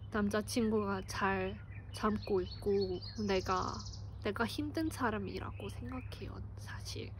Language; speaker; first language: Korean; non-native, fluent; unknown